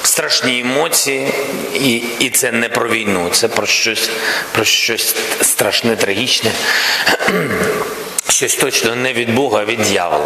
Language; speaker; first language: Ukrainian; non-native, local second language; Russian